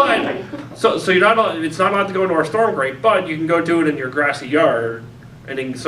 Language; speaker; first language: English; native; English